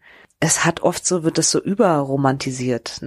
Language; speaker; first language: German; native; German